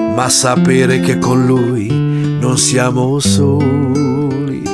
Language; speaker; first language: Swedish; non-native, fluent; Italian